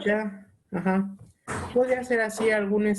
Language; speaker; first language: Spanish; native; Spanish